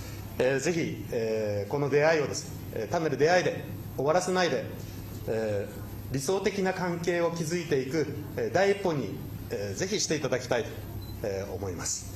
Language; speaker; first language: Japanese; native; Japanese